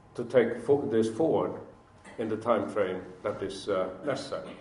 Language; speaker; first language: English; non-native, fluent; Swedish